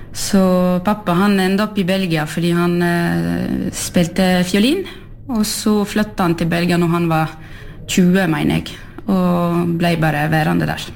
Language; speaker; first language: Norwegian; early bilingual, heritage; French